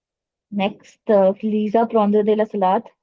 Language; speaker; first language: French; non-native, fluent; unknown